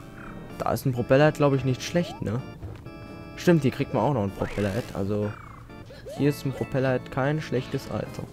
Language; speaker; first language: German; native; German